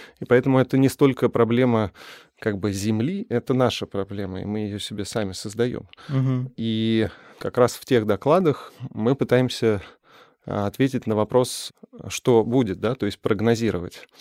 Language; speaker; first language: Russian; native; Russian